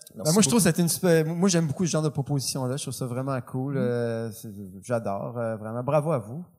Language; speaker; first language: French; native; French